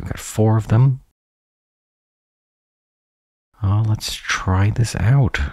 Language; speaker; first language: English; native; English